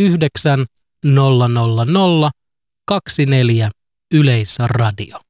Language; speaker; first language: Finnish; native; Finnish